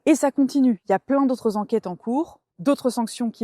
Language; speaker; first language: French; native; French